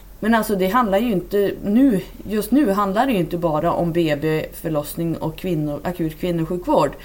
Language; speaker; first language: Swedish; native; Swedish